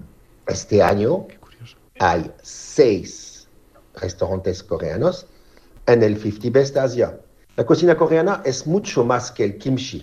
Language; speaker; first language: Spanish; non-native, learner; French